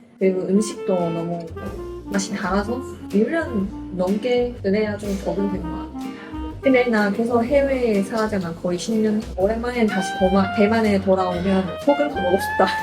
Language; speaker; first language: Korean; non-native, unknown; Chinese